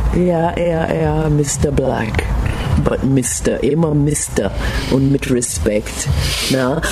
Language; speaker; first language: German; non-native, fluent; English